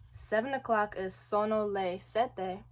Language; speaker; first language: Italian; non-native, learner; English